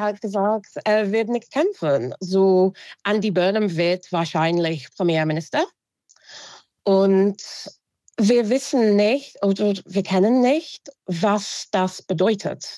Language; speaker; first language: German; non-native, fluent; English